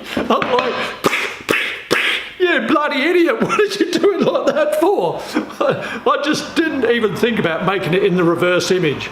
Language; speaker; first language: English; native; English